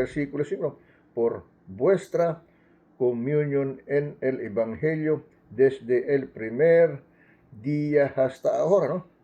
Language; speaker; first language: Spanish; non-native, learner; Filipino